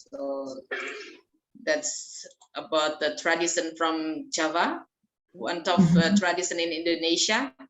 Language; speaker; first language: English; non-native, fluent; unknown